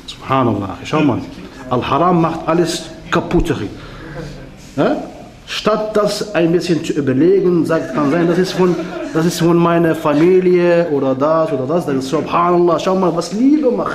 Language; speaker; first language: German; non-native, learner; Arabic